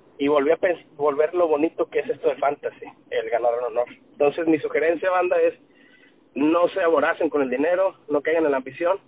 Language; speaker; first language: Spanish; native; Spanish